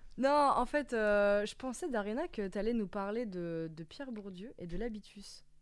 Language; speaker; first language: French; native; French